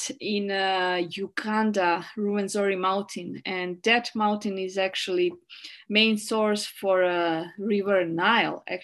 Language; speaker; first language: English; non-native, learner; Bosnian